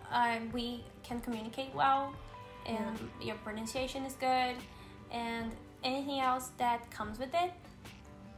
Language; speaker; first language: English; non-native, fluent; Portuguese